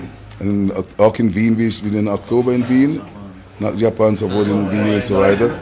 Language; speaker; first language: German; non-native, learner; English